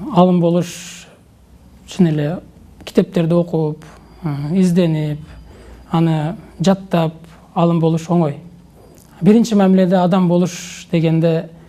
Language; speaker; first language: Kyrgyz; non-native, local second language; Uzbek